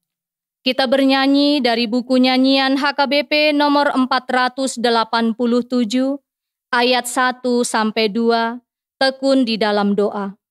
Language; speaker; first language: Indonesian; native; Indonesian